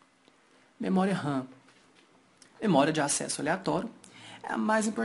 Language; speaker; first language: Portuguese; native; Portuguese